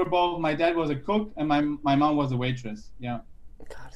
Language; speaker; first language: English; non-native, fluent; German